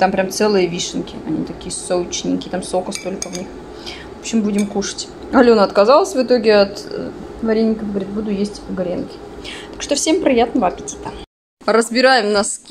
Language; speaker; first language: Russian; native; Russian